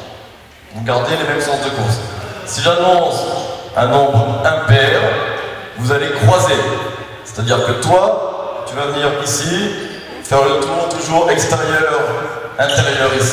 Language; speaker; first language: French; native; French